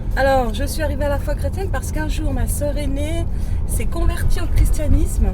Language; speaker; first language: French; early bilingual, other home language; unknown